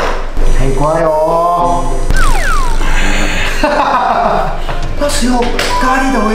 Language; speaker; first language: Chinese; non-native, learner; Japanese